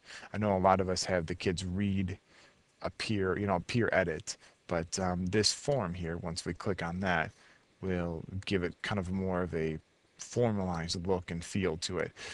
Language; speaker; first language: English; native; English